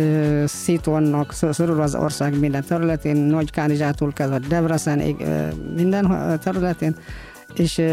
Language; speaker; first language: Hungarian; non-native, fluent; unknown